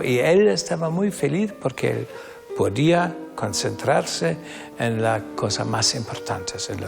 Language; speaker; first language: Spanish; non-native, learner; German